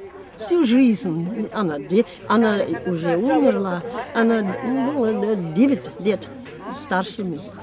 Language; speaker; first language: Russian; non-native, fluent; English